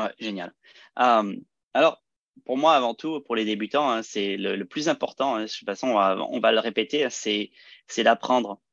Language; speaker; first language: French; early bilingual, heritage; French